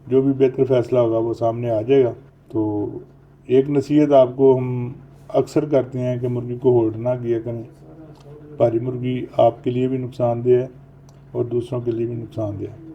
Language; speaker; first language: Urdu; non-native, local second language; Punjabi